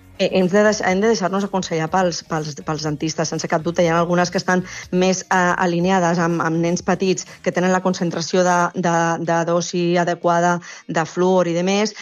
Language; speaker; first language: Catalan; native; Catalan